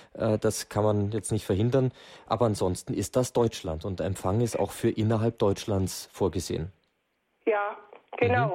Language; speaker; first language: German; non-native, fluent; English